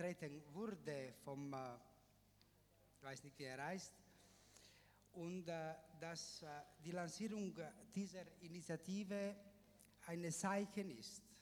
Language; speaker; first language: German; non-native, fluent; Italian